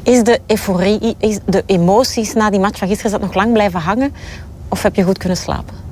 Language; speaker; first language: Dutch; native; Dutch